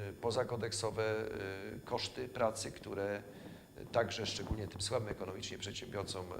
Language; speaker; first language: Polish; native; Polish